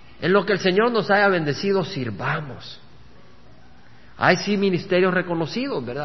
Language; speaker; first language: Spanish; native; Spanish